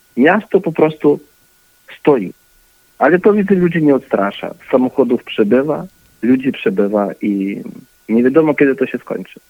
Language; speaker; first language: Polish; early bilingual, heritage; Polish